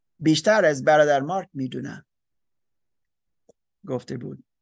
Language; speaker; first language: Persian; non-native, learner; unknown